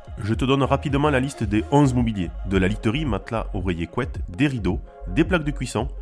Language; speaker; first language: French; native; French